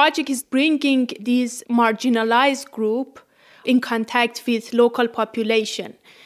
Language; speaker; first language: English; non-native, fluent; Persian